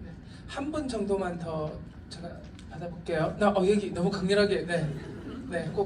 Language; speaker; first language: Korean; native; Korean